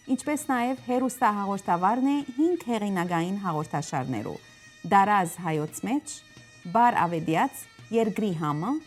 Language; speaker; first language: Armenian; early bilingual, heritage; Armenian